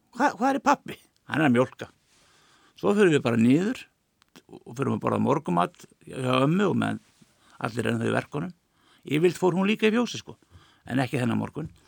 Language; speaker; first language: Icelandic; native; Icelandic